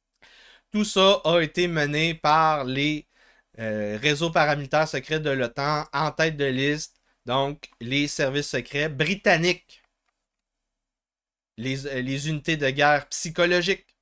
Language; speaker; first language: French; native; French